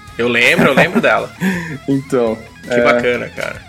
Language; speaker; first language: Portuguese; native; Portuguese